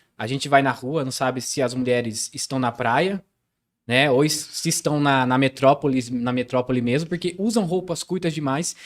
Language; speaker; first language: Portuguese; native; Portuguese